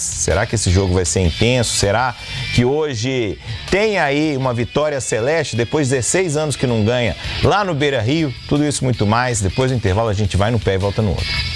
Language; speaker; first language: Portuguese; native; Portuguese